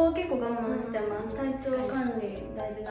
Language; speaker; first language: Japanese; native; Japanese